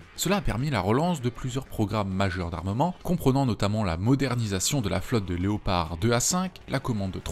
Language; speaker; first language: French; native; French